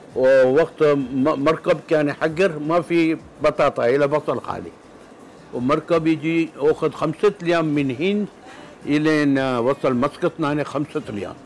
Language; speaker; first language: Arabic; non-native, local second language; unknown